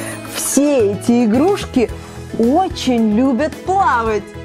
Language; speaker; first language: Russian; native; Russian